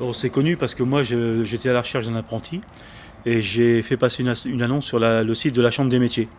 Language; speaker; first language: French; native; French